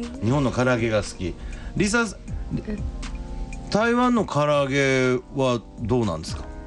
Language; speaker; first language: Japanese; native; Japanese